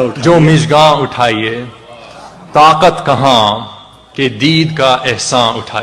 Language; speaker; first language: Urdu; non-native, fluent; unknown